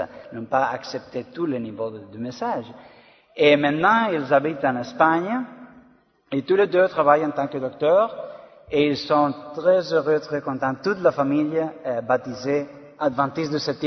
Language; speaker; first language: French; non-native, learner; Spanish